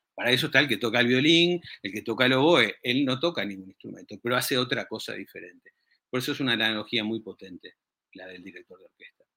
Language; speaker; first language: Spanish; native; Spanish